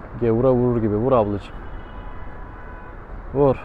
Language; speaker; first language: Turkish; native; Turkish